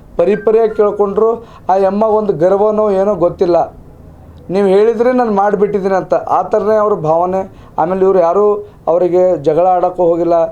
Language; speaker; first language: Kannada; native; Kannada